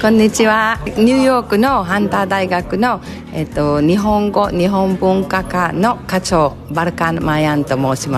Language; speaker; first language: Japanese; non-native, fluent; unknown